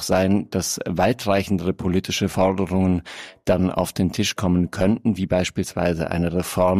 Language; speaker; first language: German; native; German